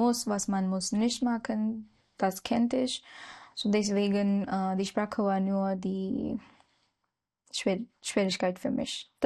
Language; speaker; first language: German; non-native, learner; Marathi